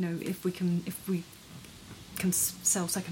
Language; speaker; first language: English; native; English